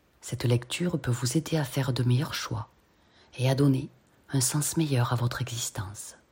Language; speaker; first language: French; native; French